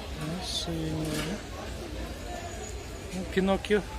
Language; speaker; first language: Russian; non-native, local second language; Kyrgyz